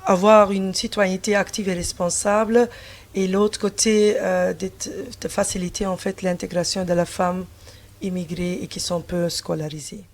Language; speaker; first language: French; non-native, fluent; Turkish